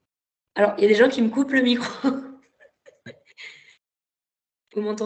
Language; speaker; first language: French; native; French